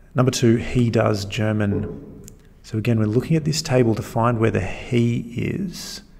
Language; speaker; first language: English; native; English